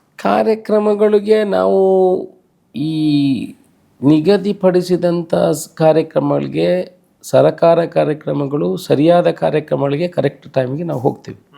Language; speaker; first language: Kannada; non-native, local second language; Tulu